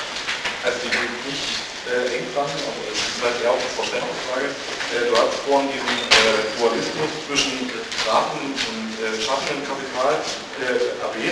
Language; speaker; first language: German; native; German